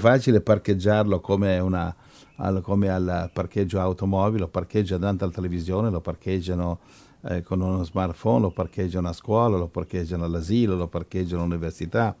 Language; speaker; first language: Italian; native; Italian